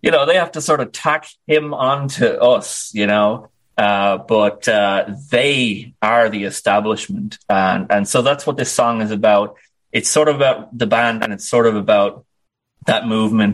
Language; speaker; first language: English; native; English